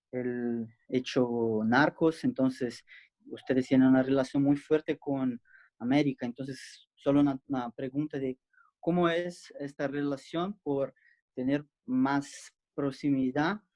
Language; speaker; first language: Spanish; non-native, learner; Portuguese